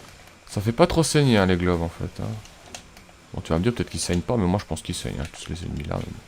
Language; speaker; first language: French; native; French